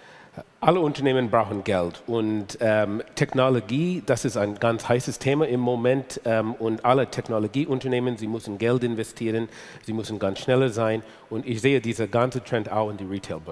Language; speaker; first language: German; non-native, fluent; English